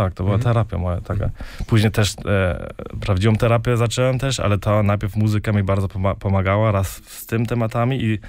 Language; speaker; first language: Polish; early bilingual, heritage; Polish